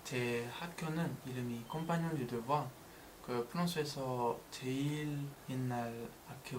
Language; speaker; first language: Korean; non-native, learner; French